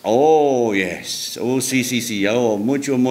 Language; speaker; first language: Spanish; non-native, learner; English